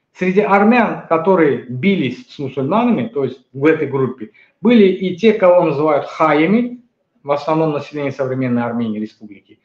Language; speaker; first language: Russian; non-native, local second language; Azerbaijani